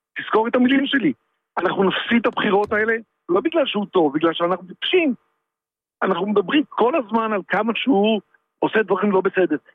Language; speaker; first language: Hebrew; native; Hebrew